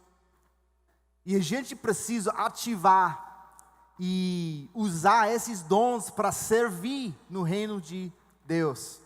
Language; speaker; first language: Portuguese; non-native, fluent; English